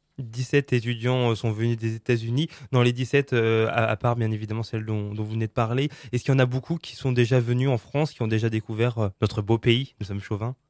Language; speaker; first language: French; native; French